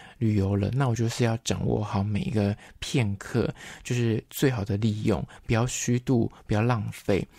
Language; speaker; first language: Chinese; native; Chinese